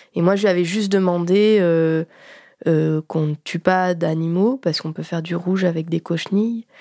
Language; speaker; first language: French; native; French